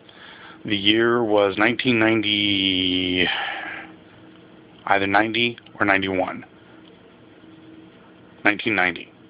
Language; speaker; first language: English; native; English